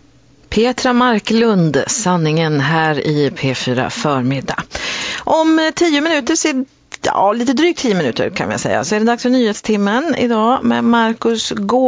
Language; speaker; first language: Swedish; native; Swedish